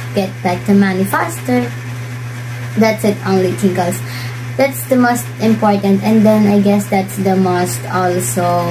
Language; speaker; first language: English; non-native, local second language; Cebuano